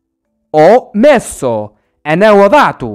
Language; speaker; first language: Italian; non-native, learner; Arabic